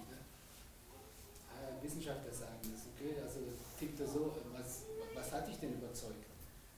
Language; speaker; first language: German; native; German